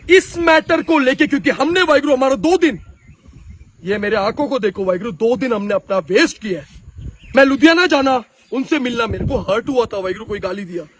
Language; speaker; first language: Hindi; non-native, local second language; Punjabi